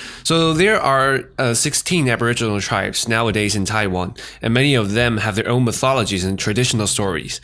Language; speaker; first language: English; non-native, fluent; Chinese